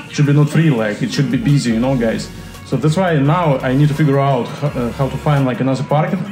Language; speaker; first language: English; non-native, fluent; Russian